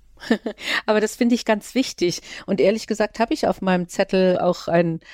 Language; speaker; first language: German; native; German